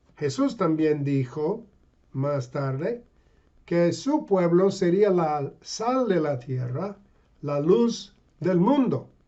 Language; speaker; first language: Spanish; non-native, fluent; English